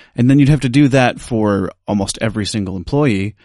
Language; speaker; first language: English; native; English